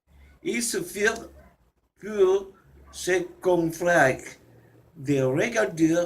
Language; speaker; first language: French; non-native, learner; Spanish